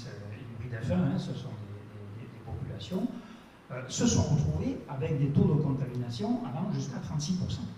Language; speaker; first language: French; native; French